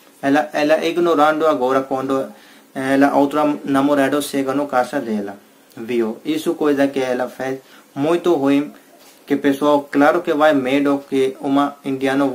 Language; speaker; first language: Portuguese; non-native, learner; Hindi